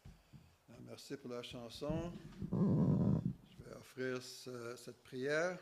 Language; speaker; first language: French; native; French